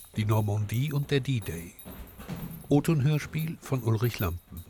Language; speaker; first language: German; native; German